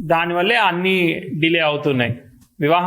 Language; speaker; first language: Telugu; native; Telugu